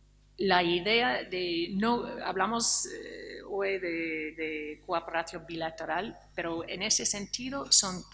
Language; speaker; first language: Spanish; non-native, fluent; English